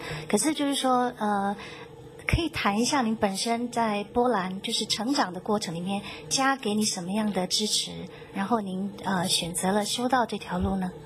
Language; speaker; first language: Chinese; native; Chinese